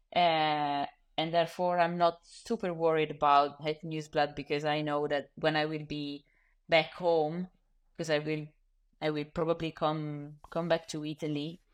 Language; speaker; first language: English; non-native, fluent; Italian